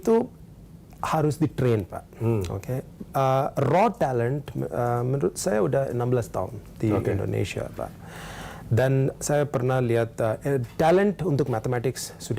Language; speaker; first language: Indonesian; non-native, learner; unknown